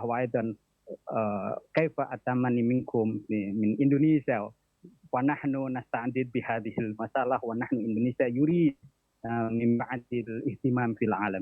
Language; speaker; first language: Arabic; non-native, learner; Indonesian